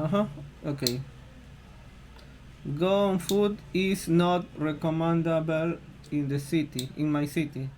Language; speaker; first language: English; non-native, learner; Spanish